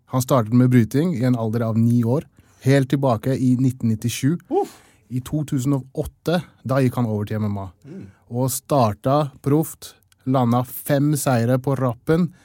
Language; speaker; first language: Norwegian; native; Norwegian